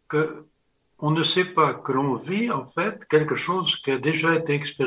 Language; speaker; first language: French; native; French